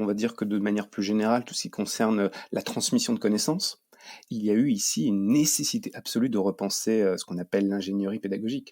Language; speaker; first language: French; native; French